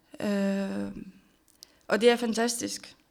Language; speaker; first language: Danish; non-native, fluent; Romanian